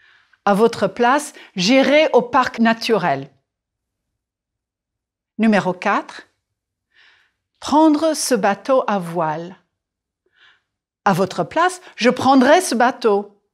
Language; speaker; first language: French; non-native, fluent; English